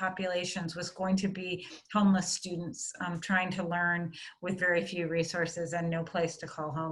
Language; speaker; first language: English; native; English